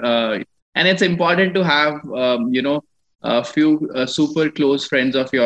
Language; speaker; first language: English; non-native, local second language; Punjabi